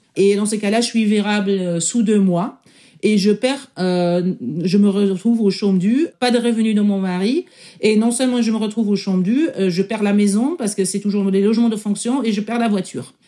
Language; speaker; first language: French; non-native, fluent; German